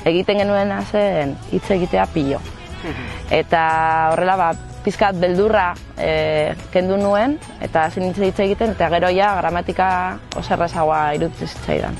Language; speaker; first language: Basque; non-native, local second language; Spanish